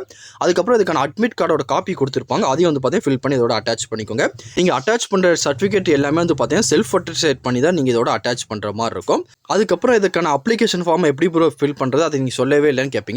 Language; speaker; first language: Tamil; native; Tamil